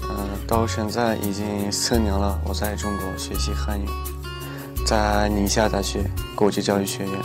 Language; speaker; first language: Chinese; non-native, fluent; Tajik